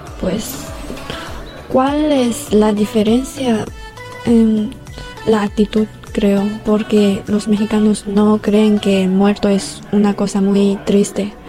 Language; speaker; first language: Spanish; non-native, fluent; Chinese